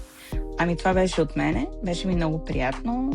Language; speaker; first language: Bulgarian; native; Bulgarian